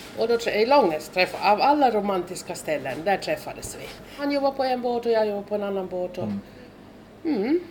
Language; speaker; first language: Swedish; non-native, fluent; German